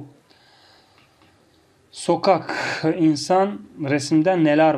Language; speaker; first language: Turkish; non-native, fluent; Tajik